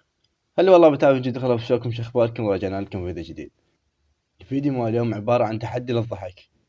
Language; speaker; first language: Arabic; native; Arabic